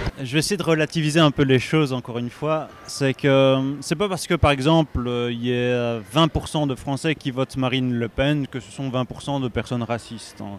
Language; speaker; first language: French; native; French